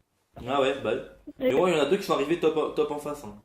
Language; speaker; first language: French; native; French